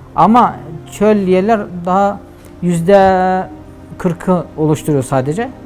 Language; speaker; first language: Turkish; non-native, fluent; Arabic